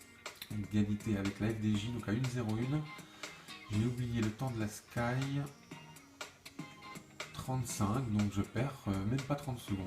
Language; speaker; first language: French; native; French